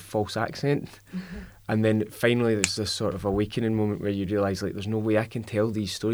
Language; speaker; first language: English; native; English